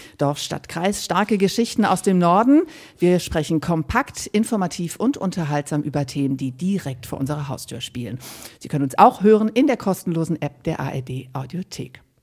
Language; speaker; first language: German; native; German